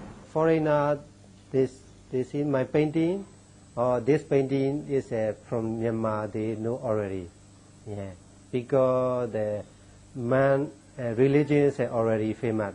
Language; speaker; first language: English; non-native, learner; Burmese